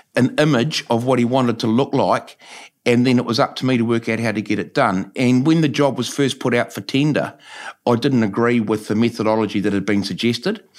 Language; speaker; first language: English; native; English